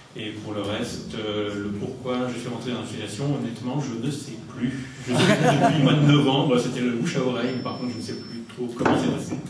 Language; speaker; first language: French; native; French